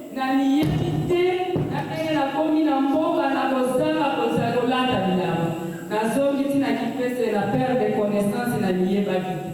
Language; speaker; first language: Lingala; non-native, local second language; Kongo